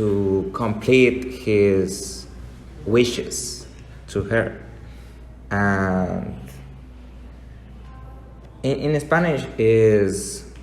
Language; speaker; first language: English; non-native, learner; Spanish